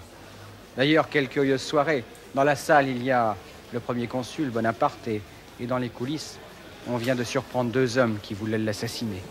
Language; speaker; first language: French; native; French